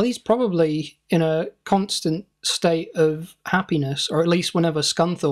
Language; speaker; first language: English; native; English